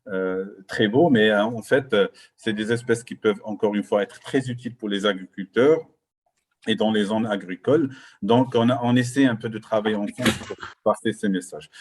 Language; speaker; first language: French; non-native, local second language; Arabic